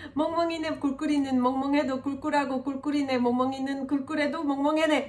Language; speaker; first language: Korean; non-native, fluent; French